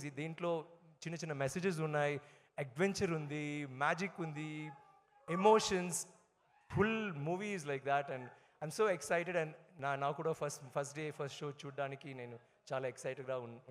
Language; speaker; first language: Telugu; non-native, learner; Tamil